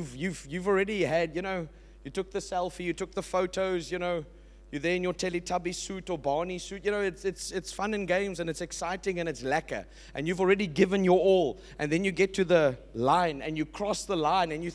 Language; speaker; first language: English; native; English